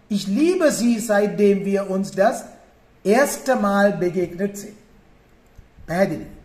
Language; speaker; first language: German; non-native, fluent; Sinhala